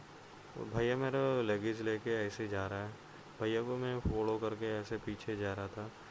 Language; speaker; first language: Hindi; non-native, local second language; Malayalam